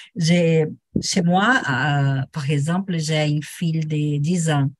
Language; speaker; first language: French; non-native, learner; Portuguese